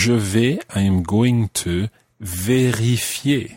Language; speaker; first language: French; non-native, fluent; English